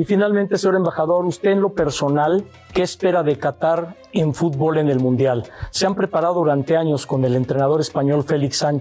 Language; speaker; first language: Spanish; native; Spanish